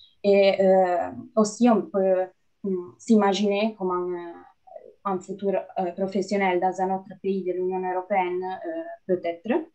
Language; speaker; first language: French; non-native, fluent; Italian